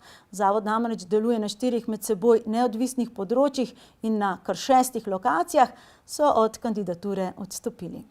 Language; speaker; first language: Slovenian; native; Slovenian